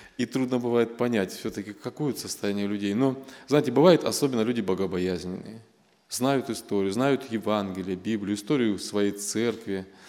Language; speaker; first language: Russian; non-native, local second language; Armenian